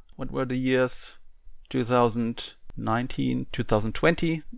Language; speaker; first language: English; non-native, fluent; German